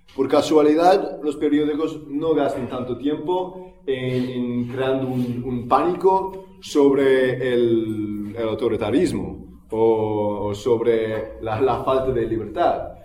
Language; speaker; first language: Spanish; non-native, fluent; English